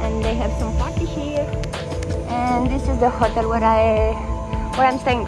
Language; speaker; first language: English; non-native, fluent; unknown